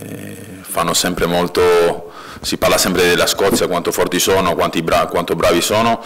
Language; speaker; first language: Italian; native; Italian